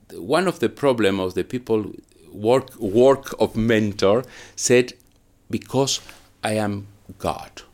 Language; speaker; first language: English; non-native, learner; Spanish